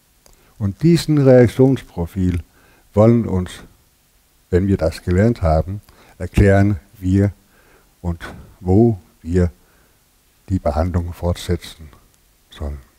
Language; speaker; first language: German; non-native, learner; Danish